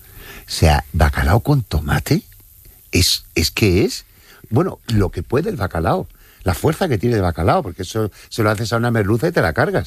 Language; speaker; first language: Spanish; native; Spanish